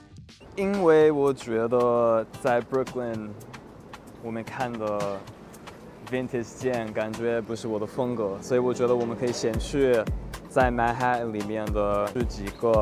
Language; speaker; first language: Chinese; non-native, fluent; English